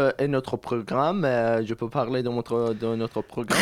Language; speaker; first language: French; non-native, learner; Persian